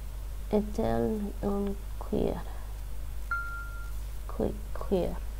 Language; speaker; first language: Spanish; non-native, learner; English